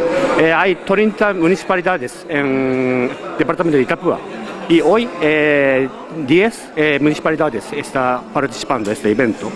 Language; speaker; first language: Spanish; non-native, learner; Japanese